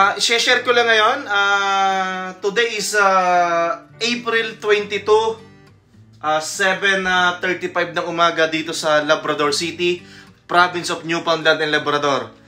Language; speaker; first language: Filipino; native; Filipino